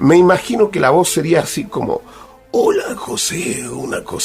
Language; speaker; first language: Spanish; native; Spanish